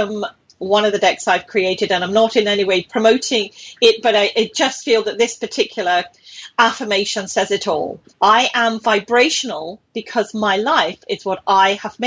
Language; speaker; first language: English; native; English